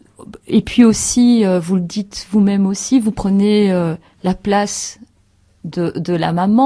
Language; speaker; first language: French; native; French